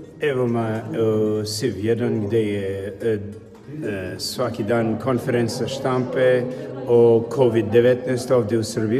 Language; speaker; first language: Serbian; non-native, learner; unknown